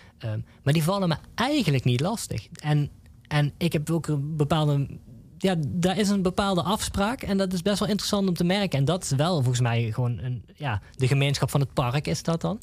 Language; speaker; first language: Dutch; native; Dutch